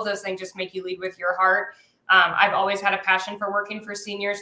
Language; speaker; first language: English; native; English